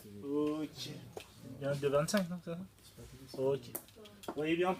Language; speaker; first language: French; native; French